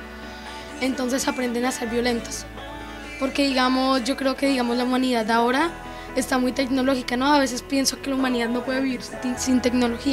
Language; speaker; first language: Spanish; native; Spanish